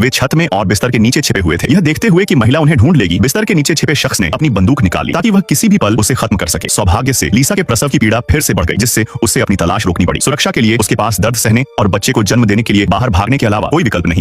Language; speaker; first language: Hindi; native; Hindi